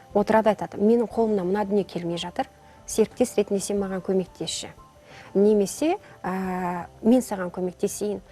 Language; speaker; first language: Kazakh; native; Kazakh